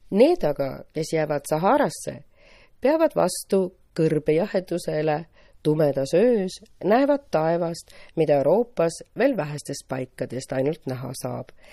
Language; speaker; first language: Estonian; native; Estonian